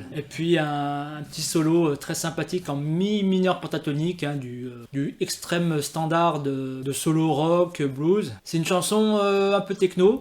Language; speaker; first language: French; native; French